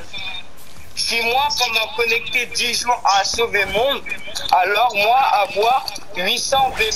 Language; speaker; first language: French; native; French